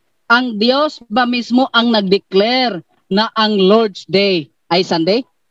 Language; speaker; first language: Filipino; native; Filipino